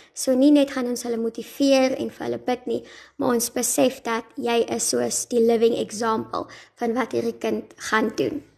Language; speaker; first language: Afrikaans; native; Afrikaans